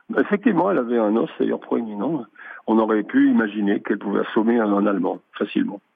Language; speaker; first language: French; native; French